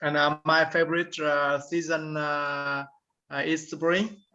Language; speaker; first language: English; non-native, learner; Vietnamese